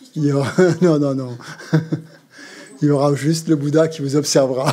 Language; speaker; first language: French; native; French